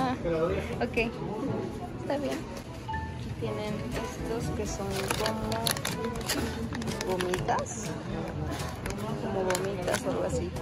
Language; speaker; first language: Spanish; native; Spanish